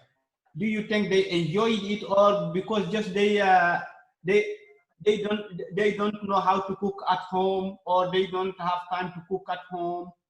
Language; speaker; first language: English; non-native, learner; Arabic